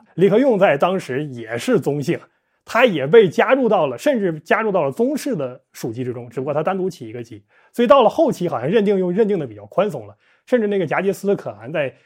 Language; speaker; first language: Chinese; native; Chinese